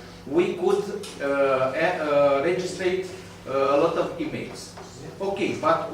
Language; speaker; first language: English; non-native, learner; Romanian